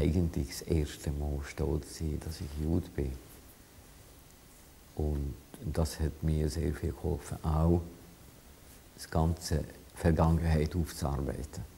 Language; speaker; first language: German; non-native, fluent; Hungarian